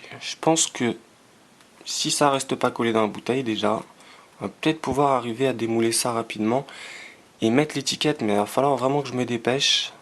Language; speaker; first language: French; native; French